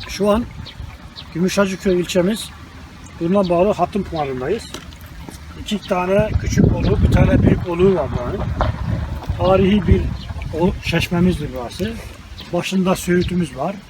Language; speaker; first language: Turkish; native; Turkish